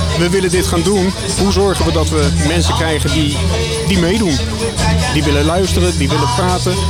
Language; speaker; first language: Dutch; native; Dutch